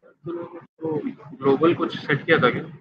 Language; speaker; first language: Hindi; native; Hindi